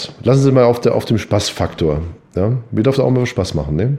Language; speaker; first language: German; native; German